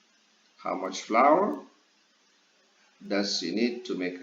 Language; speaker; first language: English; non-native, fluent; Indonesian